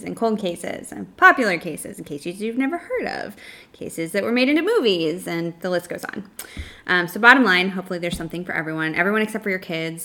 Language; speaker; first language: English; native; English